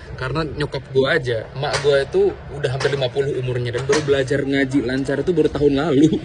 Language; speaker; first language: Indonesian; native; Indonesian